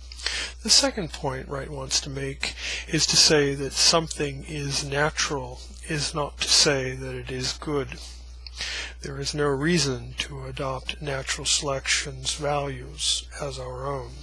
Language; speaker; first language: English; native; English